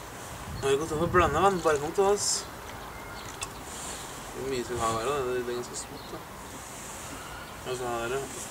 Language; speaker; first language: Norwegian; native; Norwegian